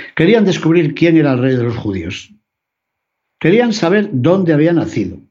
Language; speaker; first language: Spanish; native; Spanish